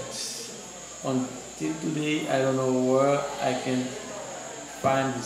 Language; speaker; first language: English; non-native, learner; Haitian Creole